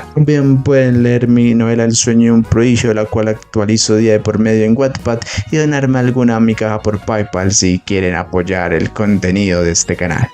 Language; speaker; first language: Spanish; native; Spanish